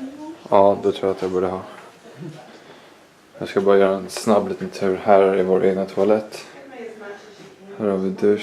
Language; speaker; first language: Swedish; native; Swedish